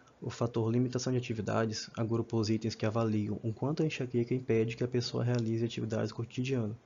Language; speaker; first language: Portuguese; native; Portuguese